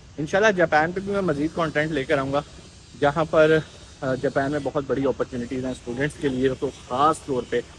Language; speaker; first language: Urdu; native; Urdu